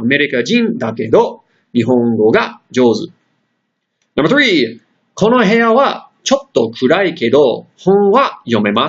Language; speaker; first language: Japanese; non-native, fluent; English